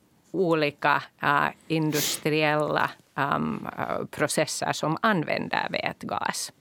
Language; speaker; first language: Swedish; non-native, local second language; Finnish